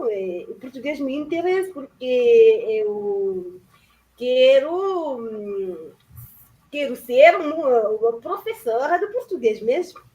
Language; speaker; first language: Portuguese; non-native, learner; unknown